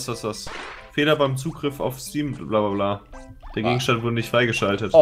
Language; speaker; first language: German; native; German